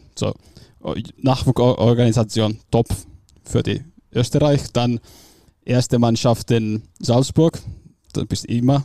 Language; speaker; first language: German; non-native, fluent; Finnish